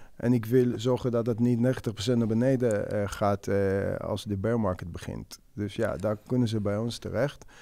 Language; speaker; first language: Dutch; non-native, fluent; Hebrew